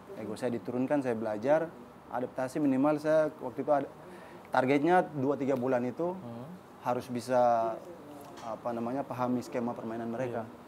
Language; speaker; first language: Indonesian; native; Indonesian